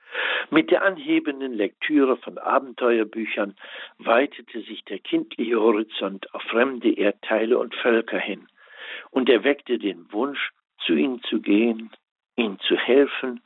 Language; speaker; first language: German; native; German